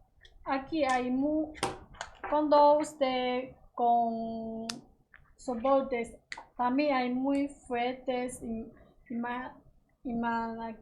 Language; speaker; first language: Spanish; non-native, learner; Chinese